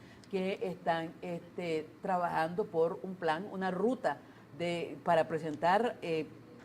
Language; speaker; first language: Spanish; native; Spanish